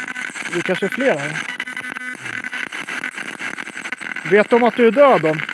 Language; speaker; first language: Swedish; native; Swedish